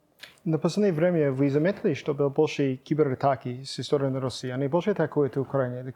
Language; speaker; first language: Russian; non-native, fluent; English